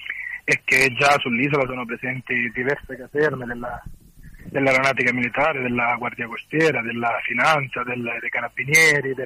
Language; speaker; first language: Italian; native; Italian